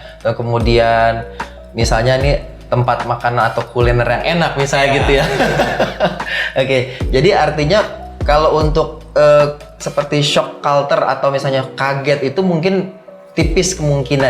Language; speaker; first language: Indonesian; native; Indonesian